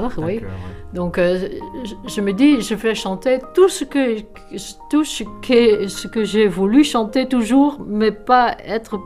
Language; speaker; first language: French; non-native, fluent; Dutch